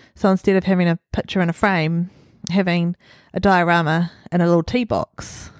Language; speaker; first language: English; native; English